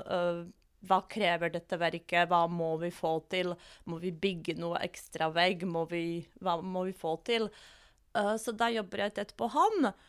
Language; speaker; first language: Norwegian; non-native, fluent; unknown